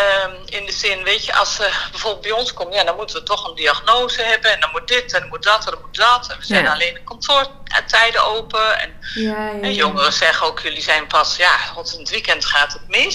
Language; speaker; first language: Dutch; native; Dutch